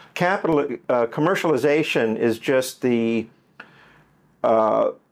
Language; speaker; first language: English; native; English